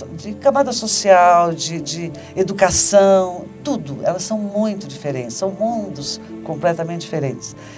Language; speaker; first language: Portuguese; native; Portuguese